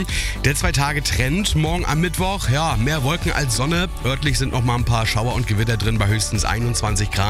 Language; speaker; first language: German; native; German